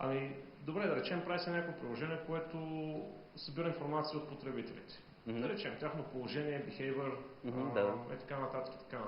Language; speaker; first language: Bulgarian; native; Bulgarian